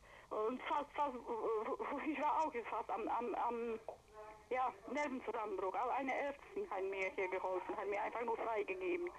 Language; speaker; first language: German; non-native, fluent; Polish